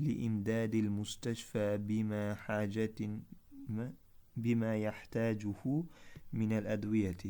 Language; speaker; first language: Arabic; non-native, fluent; Uzbek